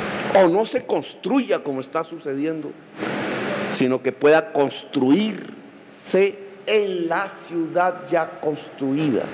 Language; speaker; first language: Spanish; native; Spanish